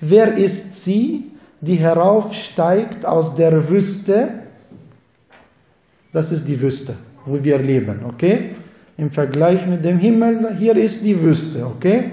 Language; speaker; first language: German; non-native, fluent; Arabic